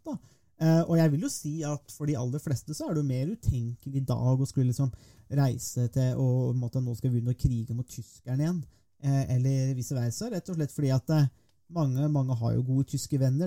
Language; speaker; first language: Norwegian; native; Norwegian